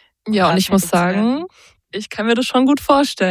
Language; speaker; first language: German; native; German